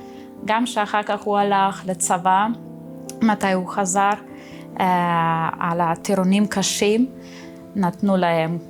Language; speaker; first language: Hebrew; non-native, learner; German